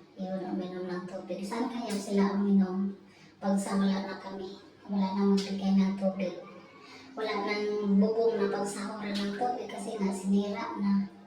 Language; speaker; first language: Filipino; native; Filipino